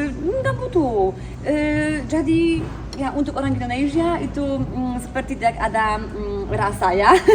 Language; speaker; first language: Indonesian; non-native, learner; Polish